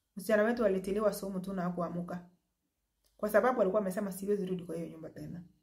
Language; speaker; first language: Swahili; native; Swahili